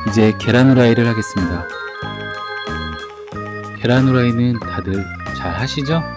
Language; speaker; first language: Korean; native; Korean